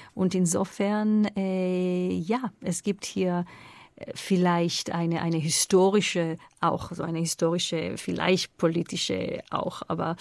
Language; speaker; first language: German; non-native, fluent; Hebrew